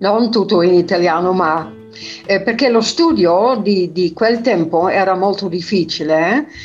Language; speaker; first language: Italian; non-native, fluent; Dutch